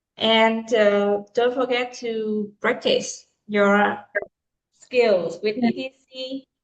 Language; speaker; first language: English; non-native, fluent; Vietnamese